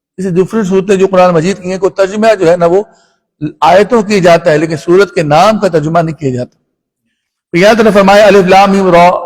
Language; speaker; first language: Urdu; non-native, local second language; Punjabi